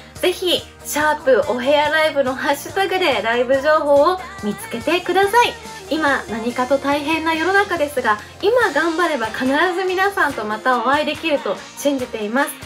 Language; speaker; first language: Japanese; native; Japanese